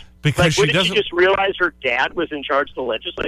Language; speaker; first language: English; native; English